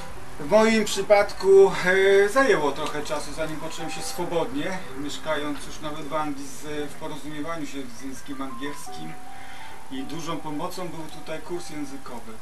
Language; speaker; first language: Polish; native; Polish